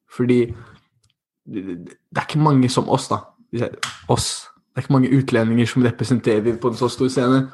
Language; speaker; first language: Norwegian; early bilingual, other home language; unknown